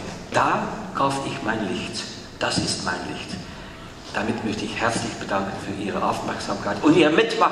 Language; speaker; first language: German; non-native, fluent; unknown